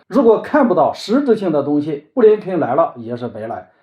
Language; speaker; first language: Chinese; native; Chinese